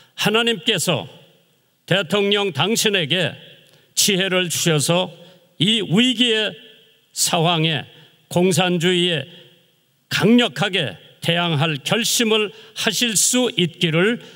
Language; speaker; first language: Korean; native; Korean